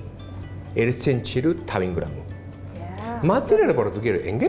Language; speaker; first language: Mongolian; non-native, fluent; Japanese